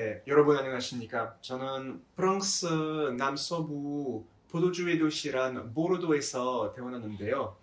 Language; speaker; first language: Korean; non-native, fluent; French